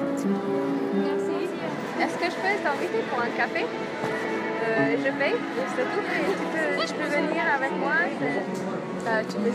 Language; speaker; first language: French; non-native, learner; Hungarian